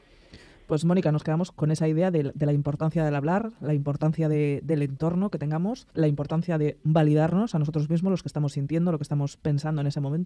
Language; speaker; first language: Spanish; native; Spanish